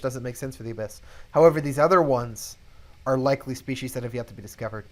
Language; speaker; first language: English; native; English